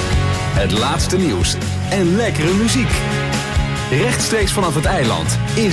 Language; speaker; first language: Dutch; native; Dutch